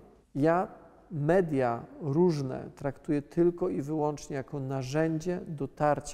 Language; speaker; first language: Polish; native; Polish